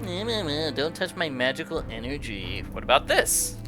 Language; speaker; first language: English; native; English